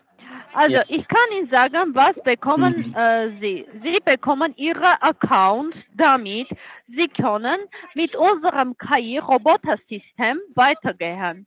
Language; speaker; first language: German; non-native, learner; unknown